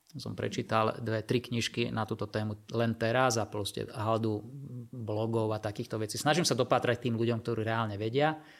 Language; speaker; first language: Slovak; non-native, local second language; Hungarian